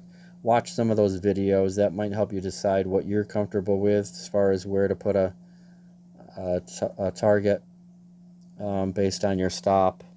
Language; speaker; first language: English; native; English